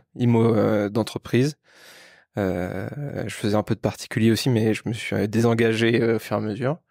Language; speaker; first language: French; native; French